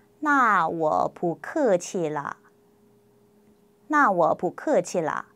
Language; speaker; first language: Chinese; non-native, fluent; Korean